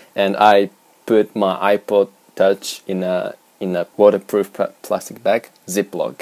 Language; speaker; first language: English; non-native, fluent; Japanese